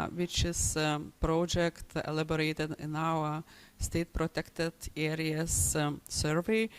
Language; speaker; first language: English; non-native, fluent; Lithuanian